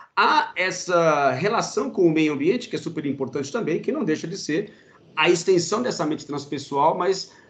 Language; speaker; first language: Portuguese; native; Portuguese